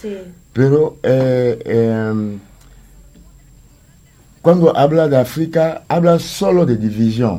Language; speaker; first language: Spanish; non-native, learner; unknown